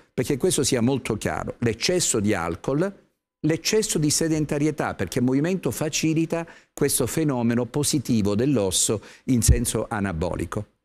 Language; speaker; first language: Italian; native; Italian